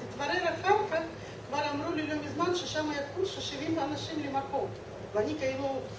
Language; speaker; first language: Hebrew; non-native, fluent; Russian